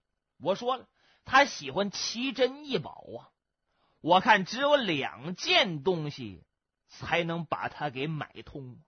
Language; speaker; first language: Chinese; native; Chinese